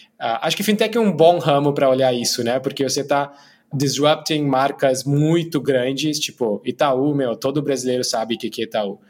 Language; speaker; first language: Portuguese; non-native, fluent; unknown